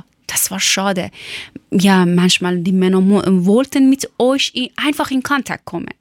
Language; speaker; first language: German; non-native, learner; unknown